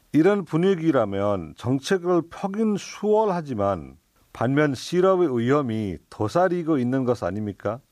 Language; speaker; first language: Korean; non-native, fluent; Nepali